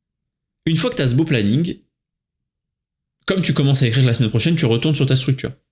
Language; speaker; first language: French; native; French